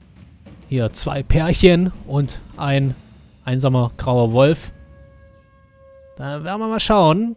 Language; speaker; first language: German; native; German